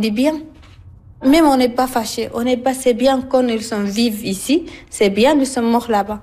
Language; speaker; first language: French; non-native, learner; Arabic